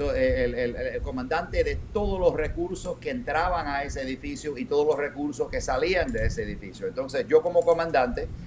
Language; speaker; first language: Spanish; early bilingual, heritage; Spanish